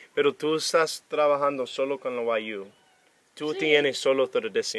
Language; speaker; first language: Spanish; non-native, learner; English